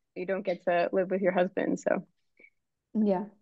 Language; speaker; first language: English; native; English